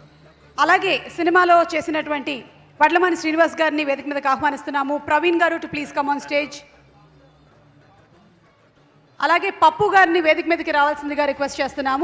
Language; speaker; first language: Telugu; native; Telugu